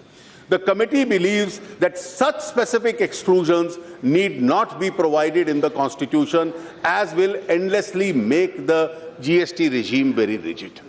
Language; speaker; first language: English; non-native, local second language; Hindi